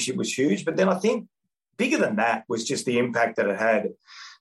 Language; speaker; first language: English; native; English